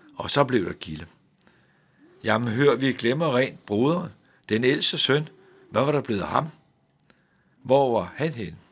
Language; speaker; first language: Danish; native; Danish